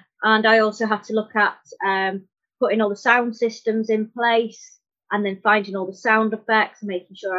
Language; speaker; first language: English; native; English